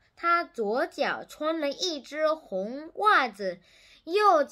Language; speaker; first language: Chinese; non-native, learner; English